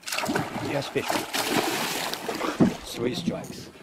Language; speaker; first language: English; non-native, learner; Indonesian